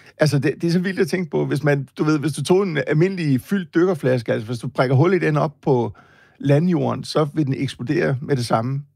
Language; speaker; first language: Danish; native; Danish